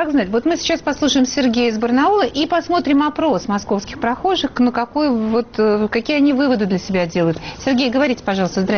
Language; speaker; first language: Russian; native; Russian